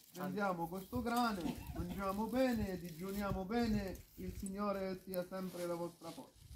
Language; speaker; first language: Italian; non-native, fluent; Arabic